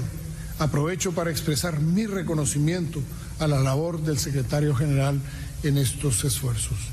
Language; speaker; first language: Spanish; native; Spanish